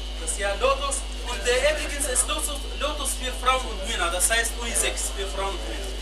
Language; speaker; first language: German; non-native, fluent; Arabic